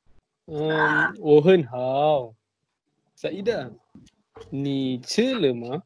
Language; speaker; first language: Chinese; non-native, learner; Malay